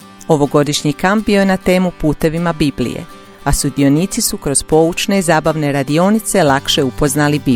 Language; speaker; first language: Croatian; native; Croatian